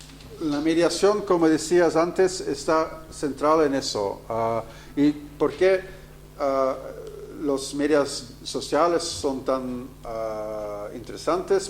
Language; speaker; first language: Spanish; non-native, fluent; Dutch